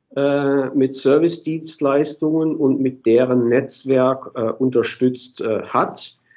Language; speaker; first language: German; native; German